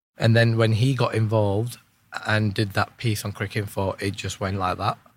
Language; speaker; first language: English; early bilingual, other home language; Urdu